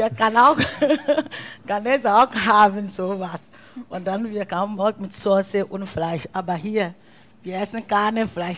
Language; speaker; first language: German; non-native, learner; Akan